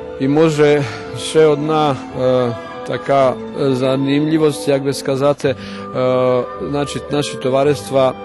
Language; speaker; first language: Ukrainian; early bilingual, heritage; Ukrainian